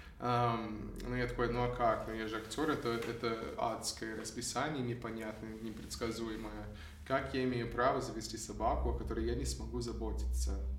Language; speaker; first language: Russian; non-native, fluent; English